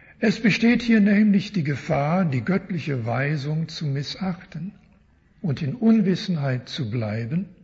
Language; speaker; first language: German; early bilingual, heritage; German